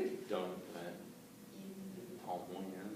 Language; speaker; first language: French; non-native, fluent; English